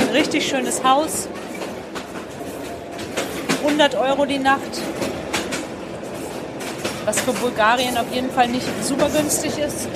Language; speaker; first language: German; native; German